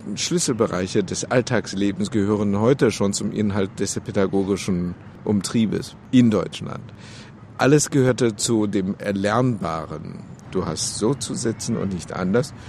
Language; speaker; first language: German; non-native, fluent; Chinese